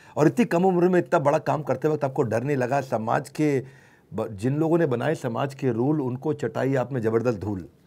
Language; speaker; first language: Hindi; native; Hindi